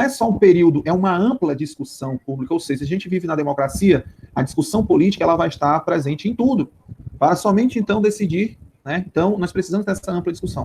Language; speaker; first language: Portuguese; native; Portuguese